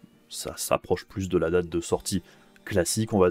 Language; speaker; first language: French; native; French